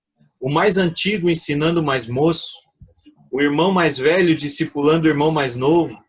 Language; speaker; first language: Portuguese; native; Portuguese